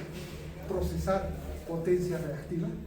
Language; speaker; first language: Spanish; native; Spanish